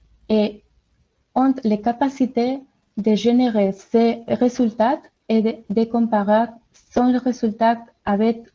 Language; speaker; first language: French; non-native, learner; Spanish